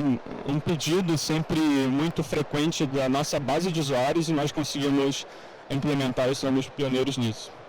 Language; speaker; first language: Portuguese; native; Portuguese